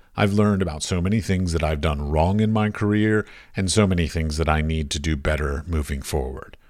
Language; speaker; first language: English; native; English